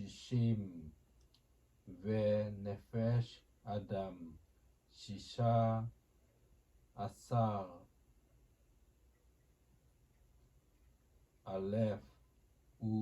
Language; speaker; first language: Hebrew; non-native, learner; Japanese